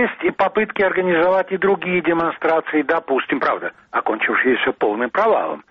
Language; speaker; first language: Russian; non-native, local second language; Georgian